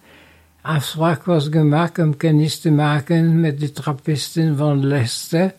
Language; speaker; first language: Dutch; non-native, fluent; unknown